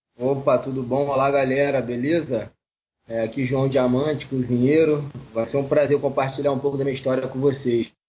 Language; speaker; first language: Portuguese; native; Portuguese